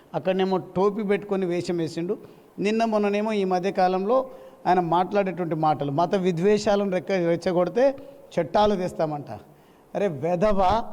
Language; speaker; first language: Telugu; native; Telugu